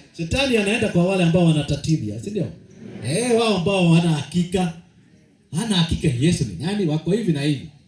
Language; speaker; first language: Swahili; non-native, local second language; Kikuyu